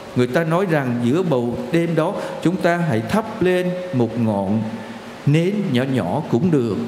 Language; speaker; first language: Vietnamese; native; Vietnamese